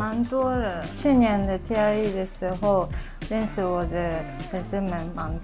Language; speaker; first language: Chinese; early bilingual, heritage; Japanese